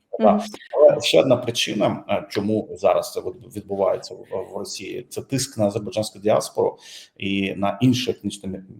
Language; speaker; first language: Ukrainian; non-native, fluent; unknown